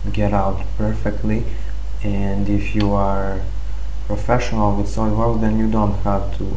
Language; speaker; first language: English; non-native, fluent; Serbian